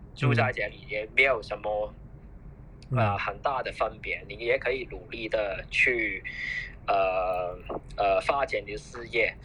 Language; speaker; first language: Chinese; non-native, fluent; Cantonese